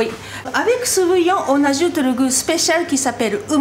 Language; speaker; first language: French; non-native, fluent; Japanese